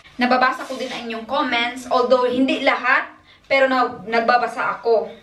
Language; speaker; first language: Filipino; non-native, local second language; Cebuano